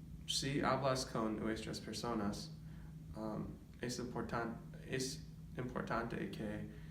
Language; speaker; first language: Spanish; non-native, learner; English